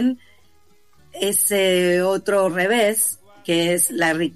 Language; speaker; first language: Spanish; native; Spanish